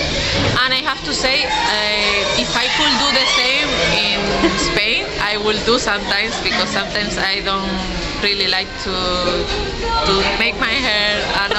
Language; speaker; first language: English; non-native, fluent; Spanish